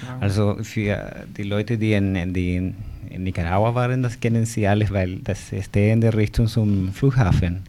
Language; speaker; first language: German; non-native, fluent; Spanish